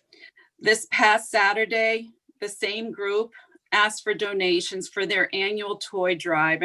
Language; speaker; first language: English; native; English